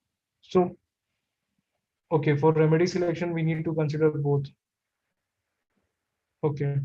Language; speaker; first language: English; non-native, local second language; Hindi